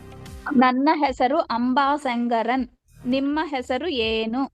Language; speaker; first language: Kannada; non-native, learner; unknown